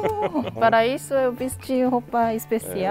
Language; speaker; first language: Portuguese; non-native, learner; Korean